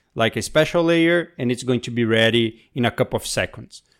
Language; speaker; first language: English; non-native, fluent; Portuguese